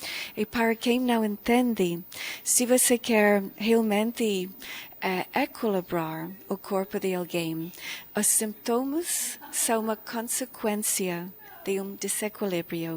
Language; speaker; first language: Portuguese; non-native, fluent; English